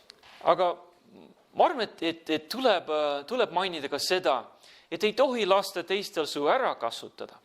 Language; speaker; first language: Estonian; non-native, fluent; English